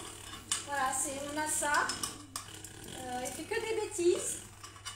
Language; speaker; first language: French; native; French